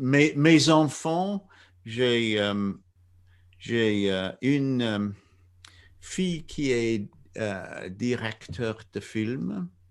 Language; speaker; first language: French; non-native, fluent; English